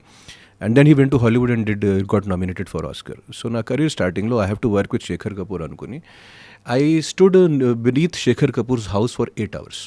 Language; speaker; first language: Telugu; non-native, fluent; Hindi